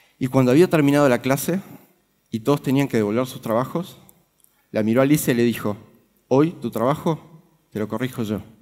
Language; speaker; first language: Spanish; native; Spanish